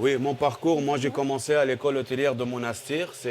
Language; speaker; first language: French; non-native, local second language; Arabic